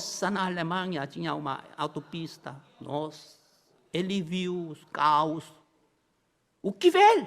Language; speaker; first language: Portuguese; non-native, learner; Korean